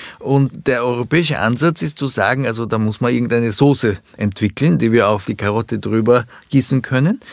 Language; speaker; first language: German; early bilingual, other home language; Japanese